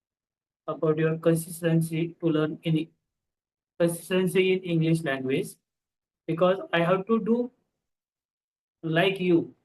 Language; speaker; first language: English; non-native, local second language; Marathi